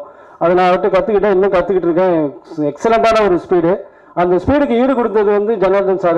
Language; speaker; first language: Tamil; native; Tamil